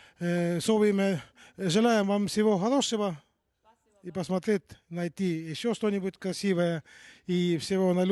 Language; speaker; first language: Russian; non-native, local second language; Estonian